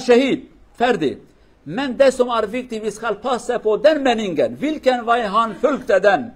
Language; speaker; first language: Norwegian; non-native, fluent; Kurdish